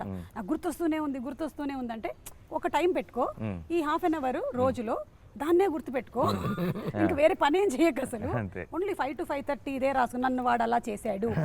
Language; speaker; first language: Telugu; native; Telugu